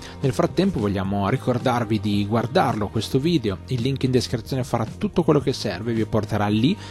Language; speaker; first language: Italian; native; Italian